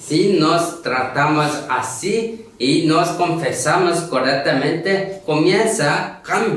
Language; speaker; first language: Spanish; non-native, learner; Korean